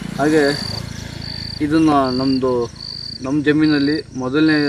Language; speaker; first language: Kannada; native; Kannada